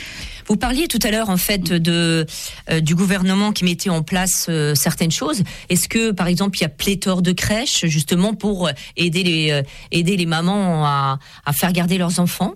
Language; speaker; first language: French; native; French